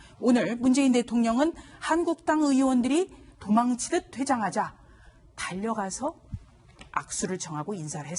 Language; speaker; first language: Korean; native; Korean